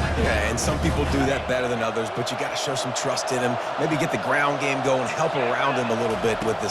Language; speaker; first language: English; native; English